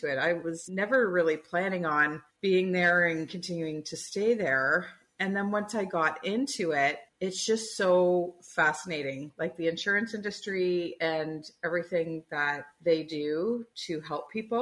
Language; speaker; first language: English; native; English